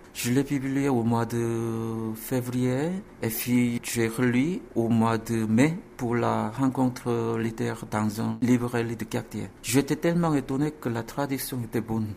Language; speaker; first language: French; non-native, fluent; Korean